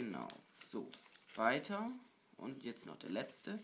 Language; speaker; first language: German; native; German